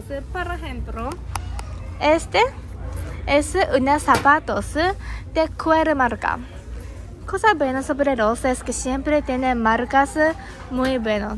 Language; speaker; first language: Spanish; non-native, learner; Japanese